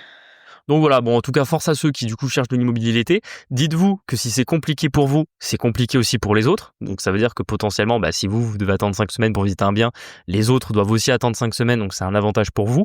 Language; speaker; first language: French; native; French